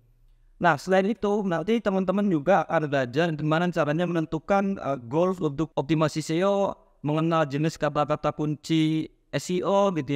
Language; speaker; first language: Indonesian; native; Indonesian